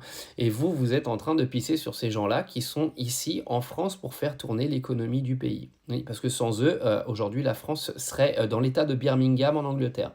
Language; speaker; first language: French; native; French